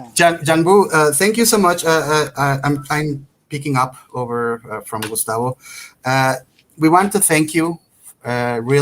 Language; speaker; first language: English; non-native, fluent; Spanish